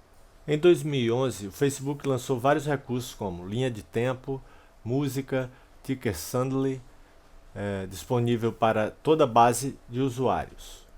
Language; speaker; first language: Portuguese; native; Portuguese